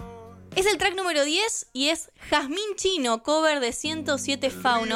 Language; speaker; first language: Spanish; native; Spanish